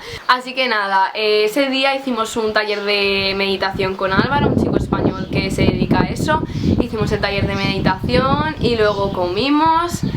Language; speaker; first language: Spanish; native; Spanish